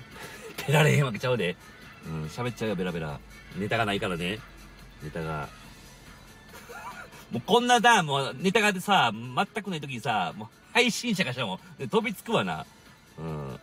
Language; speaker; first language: Japanese; native; Japanese